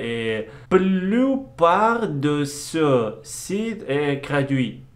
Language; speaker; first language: French; non-native, learner; Russian